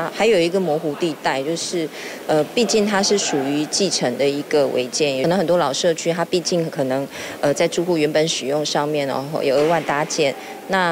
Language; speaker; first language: Chinese; native; Chinese